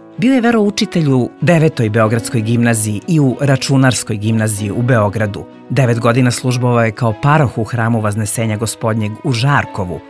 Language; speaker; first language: Serbian; native; Serbian